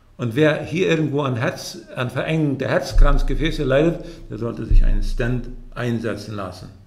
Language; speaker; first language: German; early bilingual, heritage; German